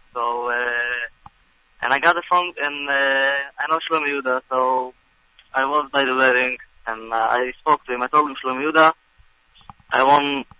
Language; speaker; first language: English; non-native, fluent; Hebrew